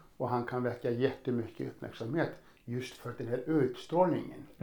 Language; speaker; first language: Swedish; non-native, fluent; Icelandic